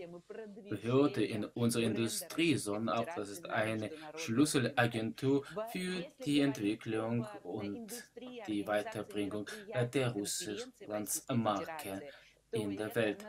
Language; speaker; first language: German; non-native, fluent; Russian